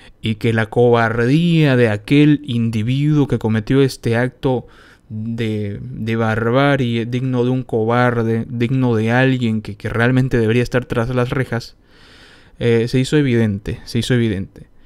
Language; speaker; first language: Spanish; native; Spanish